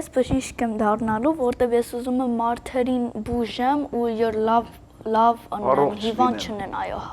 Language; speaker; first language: Armenian; early bilingual, heritage; Armenian